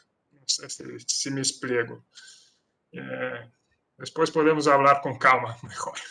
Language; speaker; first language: Spanish; non-native, fluent; Portuguese